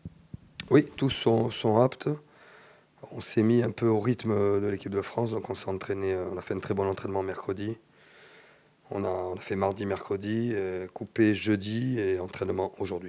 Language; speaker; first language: French; native; French